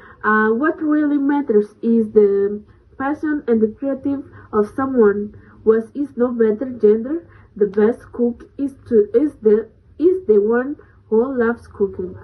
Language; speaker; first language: English; non-native, learner; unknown